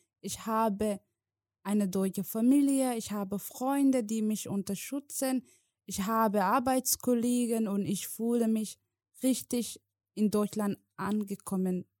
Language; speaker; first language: German; non-native, learner; Somali